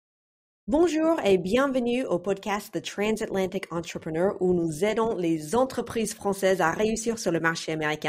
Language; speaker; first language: French; non-native, fluent; English